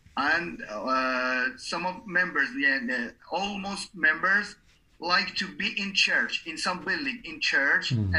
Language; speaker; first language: English; non-native, learner; Persian